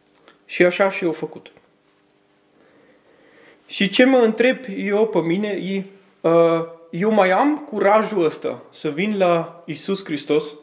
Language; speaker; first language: Romanian; early bilingual, heritage; Romanian